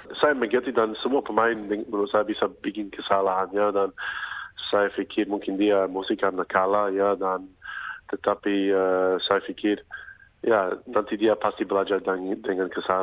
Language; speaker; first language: Indonesian; non-native, fluent; English